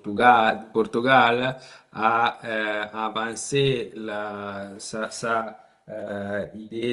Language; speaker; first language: French; non-native, learner; Italian